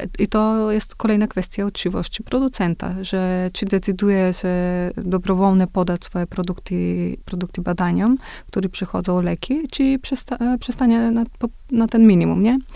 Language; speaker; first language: Polish; non-native, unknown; Macedonian